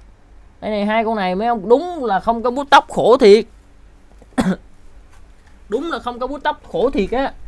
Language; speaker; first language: Vietnamese; native; Vietnamese